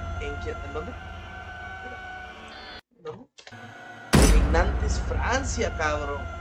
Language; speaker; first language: Spanish; native; Spanish